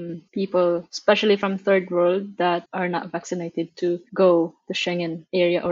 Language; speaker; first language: English; non-native, local second language; Filipino